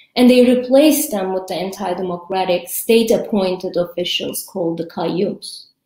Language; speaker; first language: English; early bilingual, other home language; Kurdish